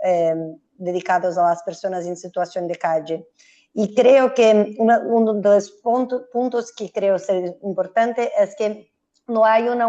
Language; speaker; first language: Spanish; non-native, fluent; Portuguese